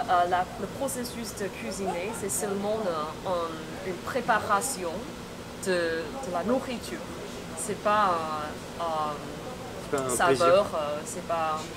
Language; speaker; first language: French; non-native, fluent; Chinese